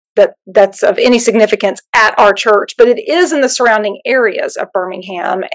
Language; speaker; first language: English; native; English